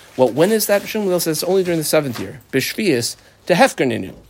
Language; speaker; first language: English; native; English